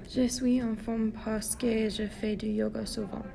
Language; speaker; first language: French; non-native, learner; English